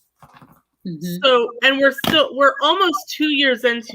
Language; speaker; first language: English; native; English